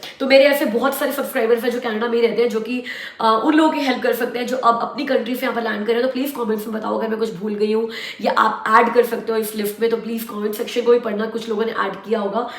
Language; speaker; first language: Hindi; native; Hindi